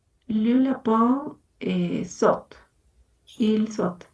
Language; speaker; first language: French; non-native, learner; Spanish